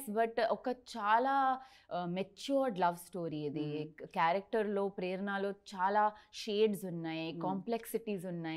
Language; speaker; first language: Telugu; non-native, learner; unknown